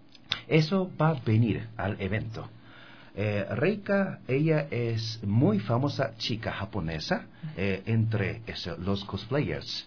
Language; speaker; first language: Spanish; non-native, learner; Japanese